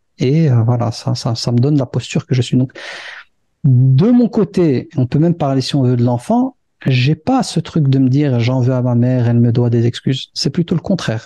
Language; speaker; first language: French; early bilingual, other home language; Arabic